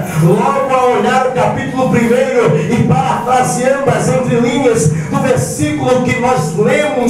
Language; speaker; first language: Portuguese; native; Portuguese